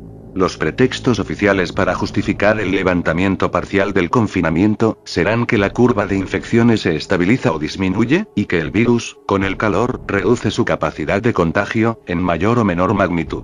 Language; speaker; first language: Spanish; native; Spanish